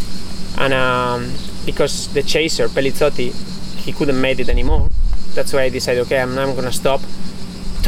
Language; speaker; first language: English; non-native, fluent; Spanish